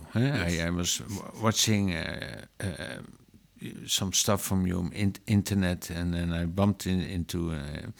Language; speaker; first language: English; non-native, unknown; Dutch